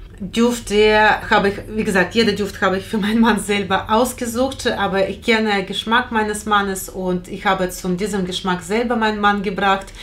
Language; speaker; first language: German; non-native, fluent; Russian